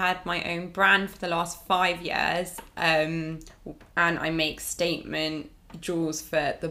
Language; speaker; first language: English; native; English